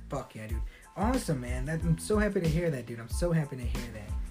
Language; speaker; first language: English; early bilingual, other home language; Spanish